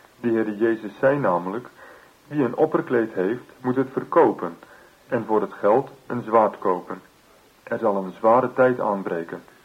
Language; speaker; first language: Dutch; native; Dutch